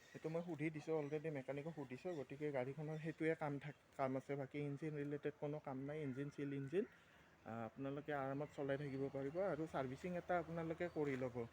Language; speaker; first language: Assamese; native; Assamese